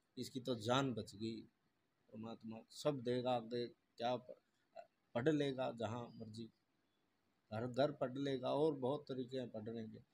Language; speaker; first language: Hindi; native; Hindi